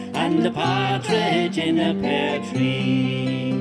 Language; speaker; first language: English; native; English